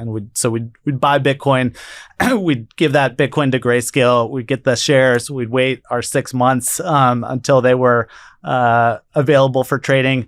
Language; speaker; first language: English; native; English